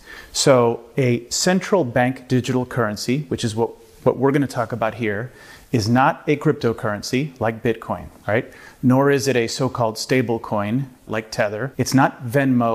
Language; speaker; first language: English; early bilingual, other home language; Spanish